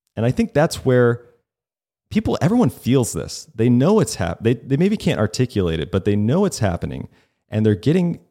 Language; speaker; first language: English; native; English